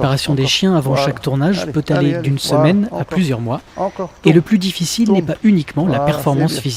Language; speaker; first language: French; native; French